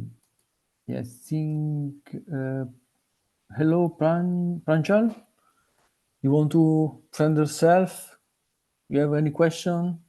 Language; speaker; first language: English; non-native, fluent; Italian